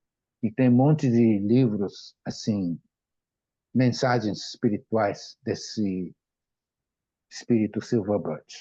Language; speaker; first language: Portuguese; non-native, fluent; Japanese